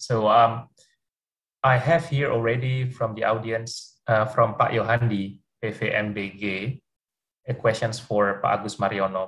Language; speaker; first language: English; non-native, fluent; Indonesian